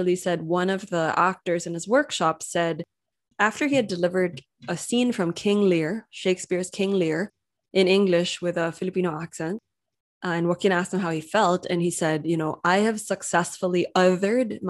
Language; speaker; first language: English; non-native, local second language; Filipino